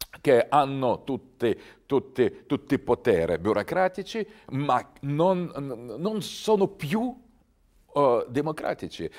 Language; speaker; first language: Italian; non-native, learner; Russian